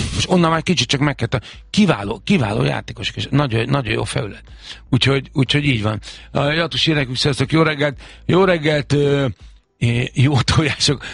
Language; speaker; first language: Hungarian; native; Hungarian